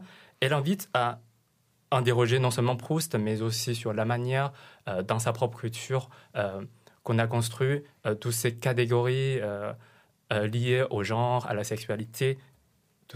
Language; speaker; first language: French; non-native, fluent; Chinese